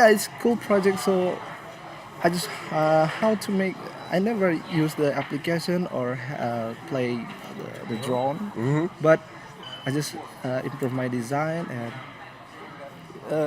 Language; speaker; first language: English; non-native, learner; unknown